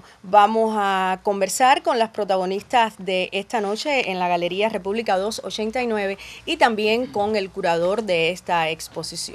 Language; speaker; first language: Spanish; native; Spanish